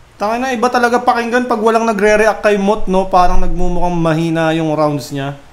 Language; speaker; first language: Filipino; native; Filipino